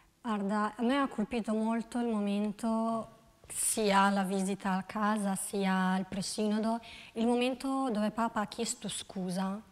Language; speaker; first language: Italian; non-native, fluent; Albanian